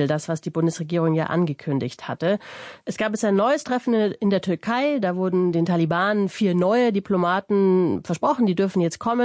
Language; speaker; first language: German; native; German